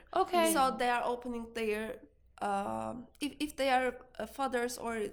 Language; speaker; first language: English; non-native, learner; Turkish